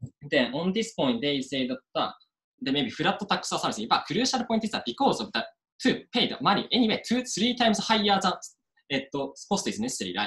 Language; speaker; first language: English; non-native, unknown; Japanese